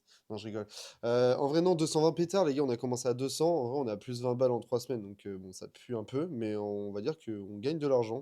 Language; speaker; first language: French; native; French